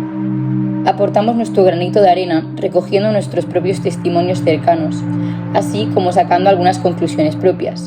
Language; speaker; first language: Spanish; native; Spanish